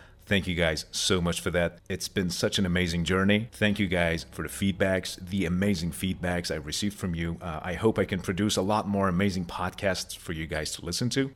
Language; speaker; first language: English; non-native, fluent; Persian